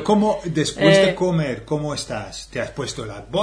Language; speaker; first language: Spanish; non-native, fluent; English